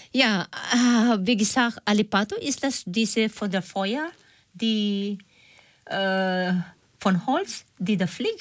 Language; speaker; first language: German; non-native, learner; Filipino